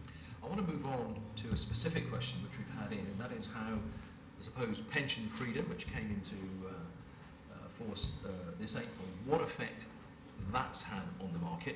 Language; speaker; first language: English; native; English